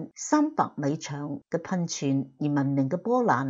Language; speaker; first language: Chinese; non-native, local second language; Cantonese